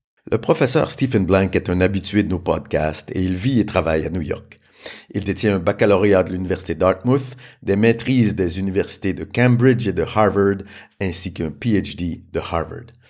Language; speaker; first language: French; native; French